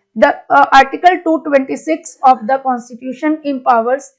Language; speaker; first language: English; non-native, local second language; Punjabi